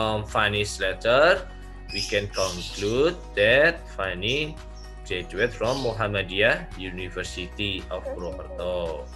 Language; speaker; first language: English; non-native, learner; Indonesian